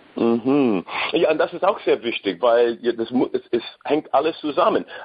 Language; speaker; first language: German; non-native, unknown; English